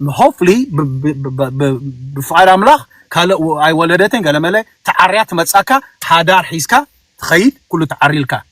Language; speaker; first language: Tigrinya; early bilingual, heritage; Tigrinya